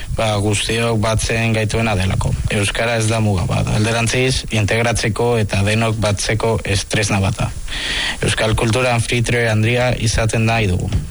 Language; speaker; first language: Basque; non-native, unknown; Spanish